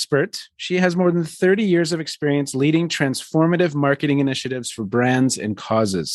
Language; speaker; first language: English; native; English